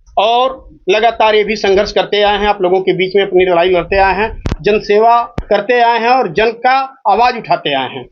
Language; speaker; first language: Hindi; native; Hindi